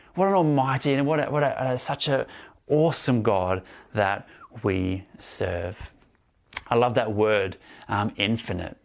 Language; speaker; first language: English; native; English